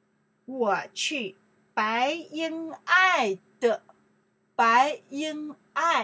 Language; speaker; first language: Chinese; non-native, learner; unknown